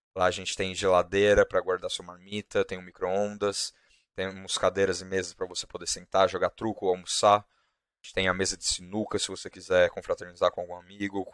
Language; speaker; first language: Portuguese; native; Portuguese